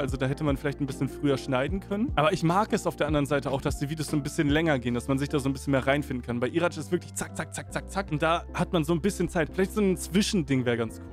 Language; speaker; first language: German; native; German